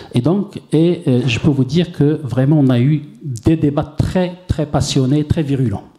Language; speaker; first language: French; non-native, local second language; Arabic